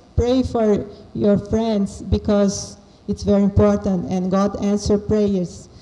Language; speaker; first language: English; non-native, fluent; Portuguese